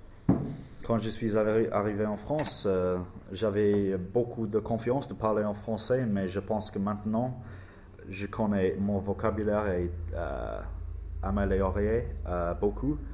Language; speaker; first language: French; non-native, learner; English